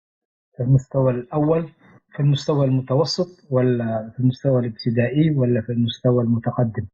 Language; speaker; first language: Arabic; non-native, fluent; Tigrinya